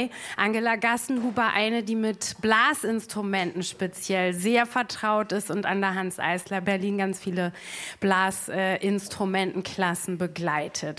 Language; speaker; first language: German; native; German